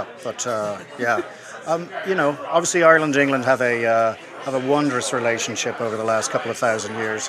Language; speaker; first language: English; native; English